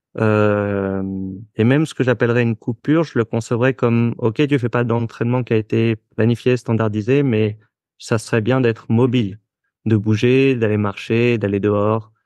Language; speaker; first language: French; native; French